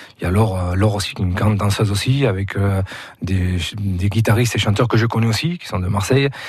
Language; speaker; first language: French; non-native, fluent; Spanish